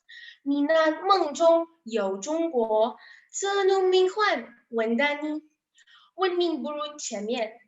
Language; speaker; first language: Chinese; non-native, learner; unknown